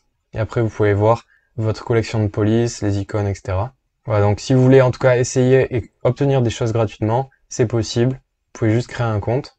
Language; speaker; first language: French; native; French